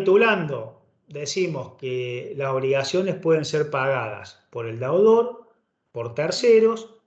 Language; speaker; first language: Spanish; native; Spanish